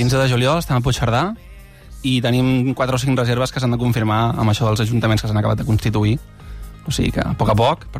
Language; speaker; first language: Catalan; native; Catalan